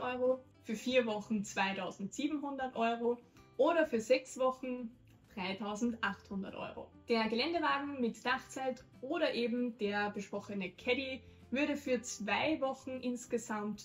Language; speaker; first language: German; native; German